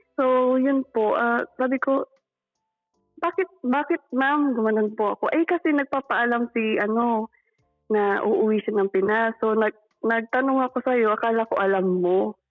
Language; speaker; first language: Filipino; non-native, local second language; Pangasinan